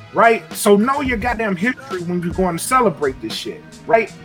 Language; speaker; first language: English; native; English